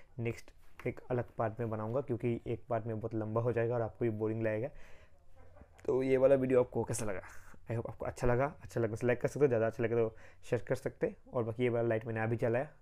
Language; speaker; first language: Hindi; non-native, local second language; Bangla